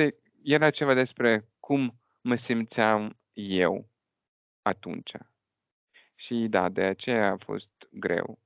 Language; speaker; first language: Romanian; non-native, fluent; Russian